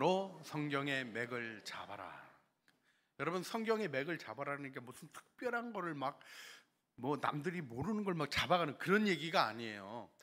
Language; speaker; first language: Korean; native; Korean